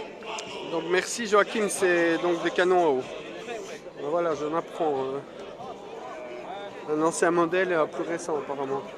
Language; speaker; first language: French; native; French